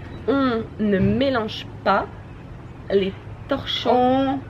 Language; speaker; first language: French; native; French